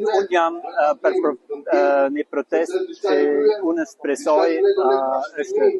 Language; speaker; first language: Albanian; non-native, learner; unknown